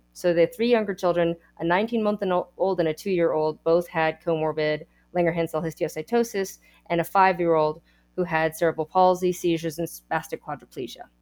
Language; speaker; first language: English; native; English